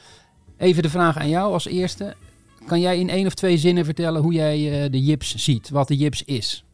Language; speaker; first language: Dutch; native; Dutch